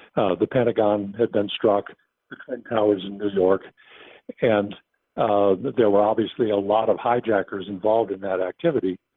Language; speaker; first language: English; native; English